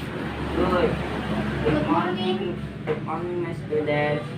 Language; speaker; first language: English; non-native, learner; Indonesian